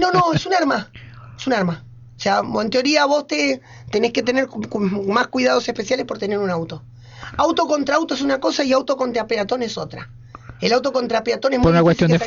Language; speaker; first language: Spanish; native; Spanish